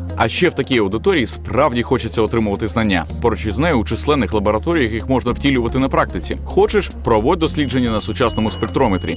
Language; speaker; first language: Ukrainian; native; Ukrainian